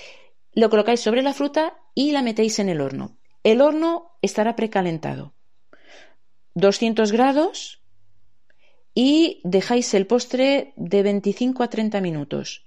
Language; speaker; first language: Spanish; native; Spanish